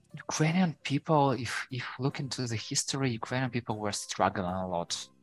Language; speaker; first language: English; non-native, fluent; Ukrainian